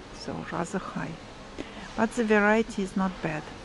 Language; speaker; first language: English; non-native, fluent; Russian